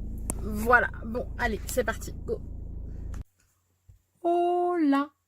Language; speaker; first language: French; native; French